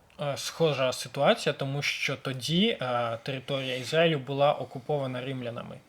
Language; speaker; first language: Ukrainian; native; Ukrainian